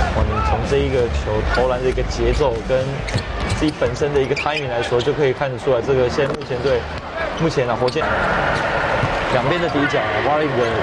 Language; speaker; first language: Chinese; native; Chinese